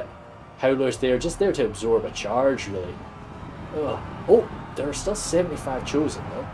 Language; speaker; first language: English; native; English